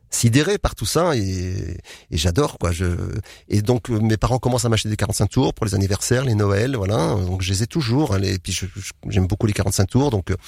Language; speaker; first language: French; native; French